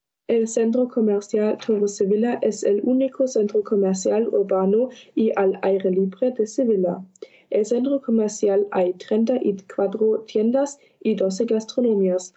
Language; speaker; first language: Spanish; non-native, learner; German